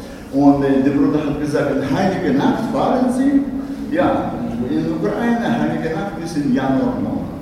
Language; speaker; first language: German; non-native, learner; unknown